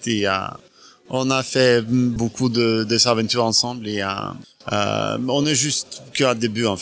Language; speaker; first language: French; non-native, fluent; Norwegian